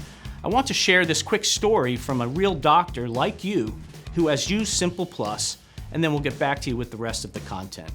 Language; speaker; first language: English; native; English